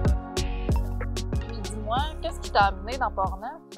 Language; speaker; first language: French; native; French